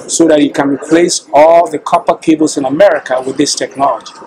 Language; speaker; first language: English; non-native, local second language; Akan